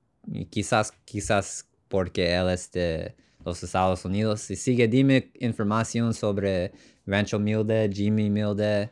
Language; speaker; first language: Spanish; non-native, learner; English